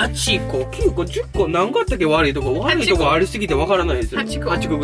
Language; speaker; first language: Japanese; native; Japanese